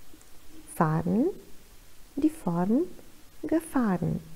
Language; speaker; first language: German; non-native, fluent; Polish